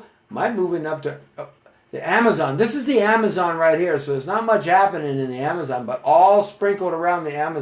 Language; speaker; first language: English; native; English